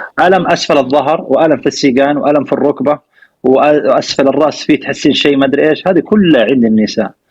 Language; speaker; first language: Arabic; native; Arabic